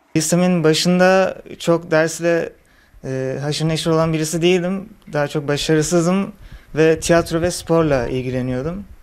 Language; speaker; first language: Turkish; native; Turkish